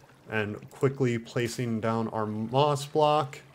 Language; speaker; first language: English; native; English